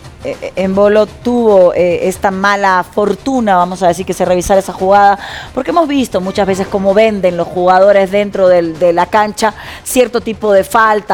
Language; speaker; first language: Spanish; native; Spanish